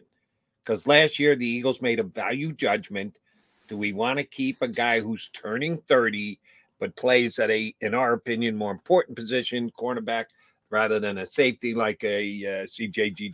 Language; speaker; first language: English; native; English